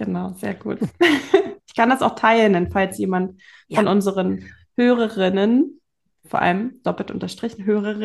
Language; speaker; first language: German; native; German